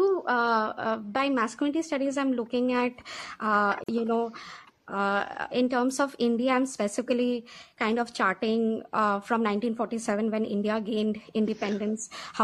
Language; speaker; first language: English; non-native, local second language; Bangla